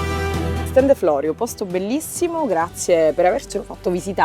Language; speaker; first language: Italian; native; Italian